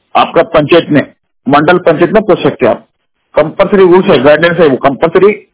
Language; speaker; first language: Hindi; non-native, local second language; Kannada